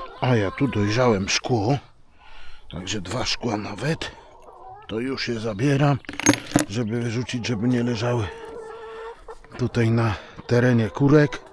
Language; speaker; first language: Polish; native; Polish